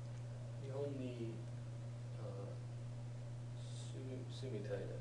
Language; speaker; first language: Japanese; non-native, learner; English